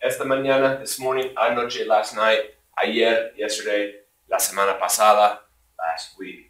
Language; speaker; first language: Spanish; non-native, fluent; English